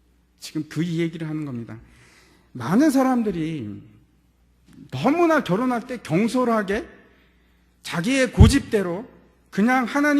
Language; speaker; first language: Korean; native; Korean